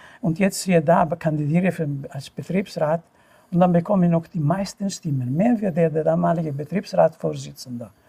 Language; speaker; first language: German; non-native, fluent; Italian